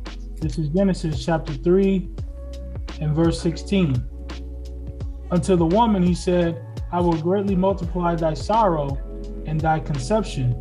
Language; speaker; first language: English; native; English